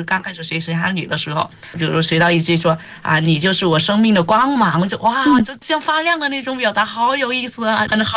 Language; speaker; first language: Chinese; non-native, fluent; Vietnamese